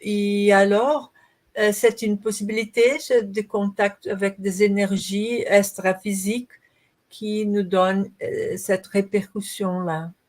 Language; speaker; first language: French; non-native, learner; Portuguese